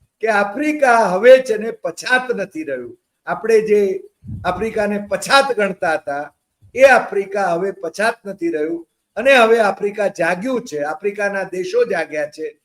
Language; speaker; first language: Gujarati; native; Gujarati